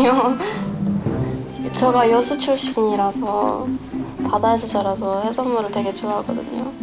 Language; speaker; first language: Korean; early bilingual, heritage; Korean